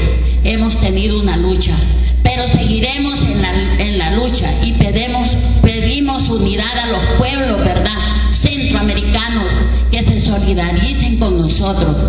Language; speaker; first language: Spanish; native; Spanish